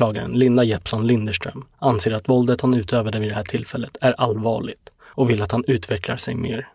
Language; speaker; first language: Swedish; native; Swedish